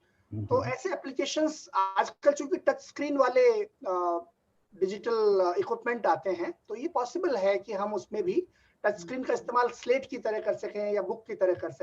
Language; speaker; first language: Hindi; native; Hindi